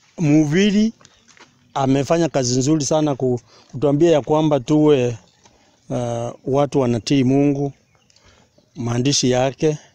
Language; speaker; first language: Swahili; non-native, local second language; Meru